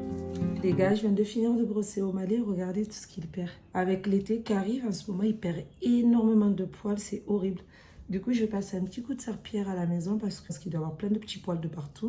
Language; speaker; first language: French; native; French